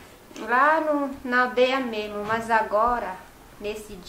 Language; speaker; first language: Portuguese; non-native, local second language; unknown